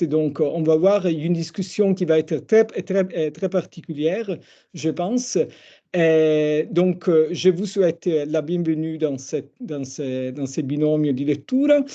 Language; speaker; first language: French; non-native, fluent; Italian